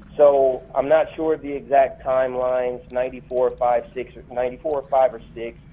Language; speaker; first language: English; native; English